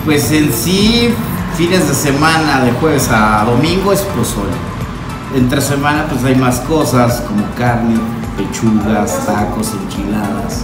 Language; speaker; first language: Spanish; native; Spanish